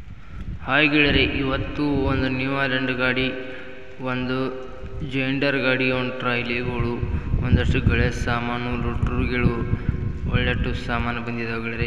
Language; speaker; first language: Kannada; native; Kannada